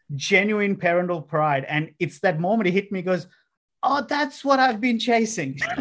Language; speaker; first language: English; non-native, local second language; Sinhala